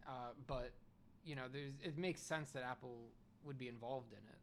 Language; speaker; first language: English; native; English